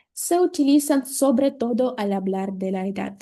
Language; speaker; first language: Spanish; non-native, fluent; Ukrainian